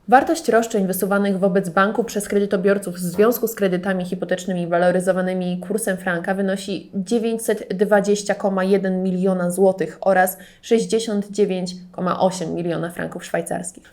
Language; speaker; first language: Polish; native; Polish